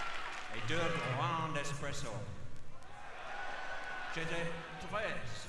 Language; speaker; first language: French; non-native, learner; English